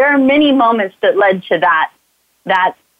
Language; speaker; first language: English; native; English